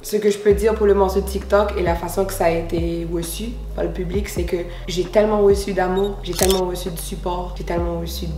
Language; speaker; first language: French; native; French